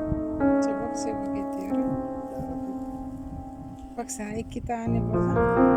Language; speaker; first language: Turkish; non-native, learner; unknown